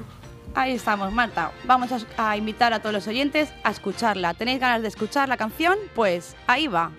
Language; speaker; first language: Spanish; native; Spanish